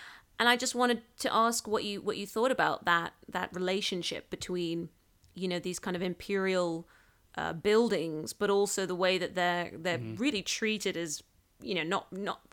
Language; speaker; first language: English; non-native, local second language; Cantonese